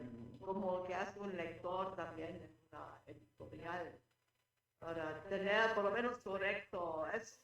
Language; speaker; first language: Spanish; non-native, fluent; German